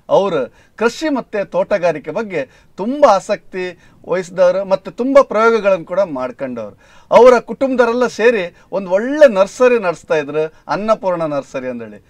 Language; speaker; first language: Kannada; native; Kannada